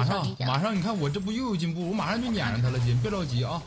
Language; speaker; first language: Chinese; native; Chinese